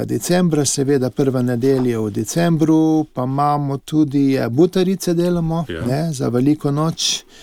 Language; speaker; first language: Slovenian; early bilingual, heritage; English